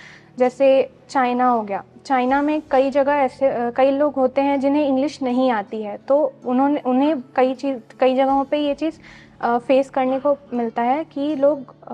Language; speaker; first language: Hindi; native; Hindi